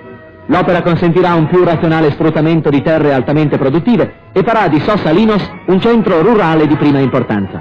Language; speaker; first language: Italian; native; Italian